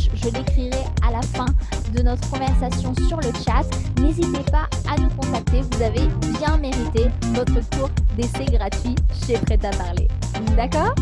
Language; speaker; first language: French; native; French